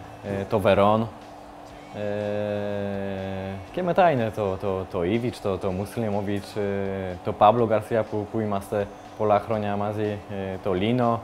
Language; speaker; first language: Greek; non-native, learner; Polish